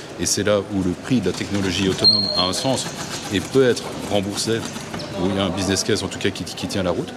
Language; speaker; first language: French; native; French